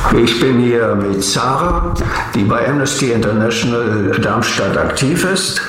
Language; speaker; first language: German; native; German